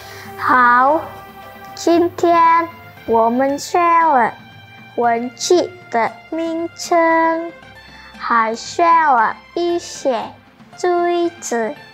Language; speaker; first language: Chinese; non-native, learner; Indonesian